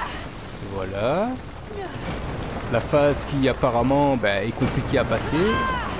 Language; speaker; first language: French; native; French